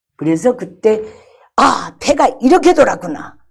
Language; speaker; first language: Korean; early bilingual, other home language; Chinese